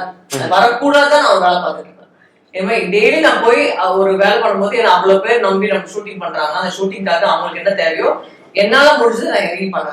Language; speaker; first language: Tamil; native; Tamil